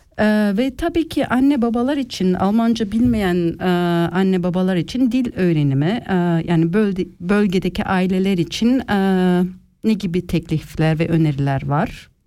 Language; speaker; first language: Turkish; early bilingual, heritage; Turkish